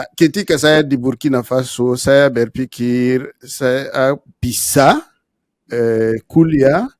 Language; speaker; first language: Indonesian; non-native, learner; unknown